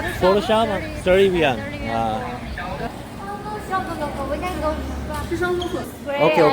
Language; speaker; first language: English; non-native, learner; Korean